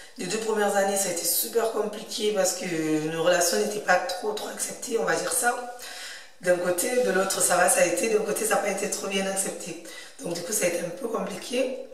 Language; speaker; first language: French; early bilingual, other home language; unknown